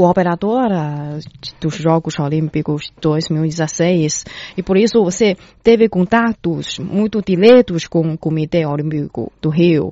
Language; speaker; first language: Portuguese; non-native, fluent; Chinese